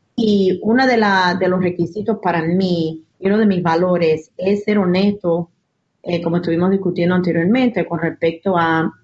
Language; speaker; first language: Spanish; early bilingual, heritage; Spanish